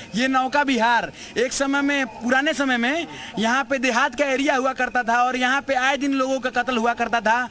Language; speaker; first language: Hindi; native; Hindi